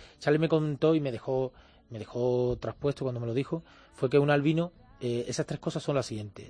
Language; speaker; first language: Spanish; native; Spanish